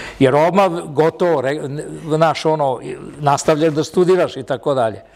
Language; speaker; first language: Serbian; early bilingual, other home language; Italian